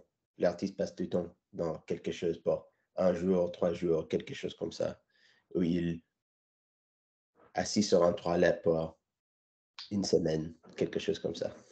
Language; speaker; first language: French; non-native, learner; English